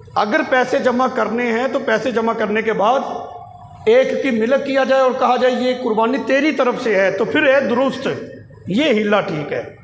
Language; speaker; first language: Urdu; non-native, local second language; Punjabi